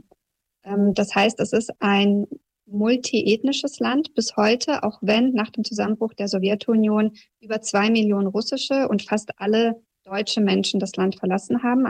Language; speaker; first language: German; early bilingual, other home language; Russian